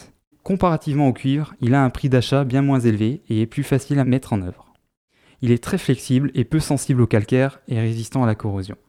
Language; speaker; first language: French; native; French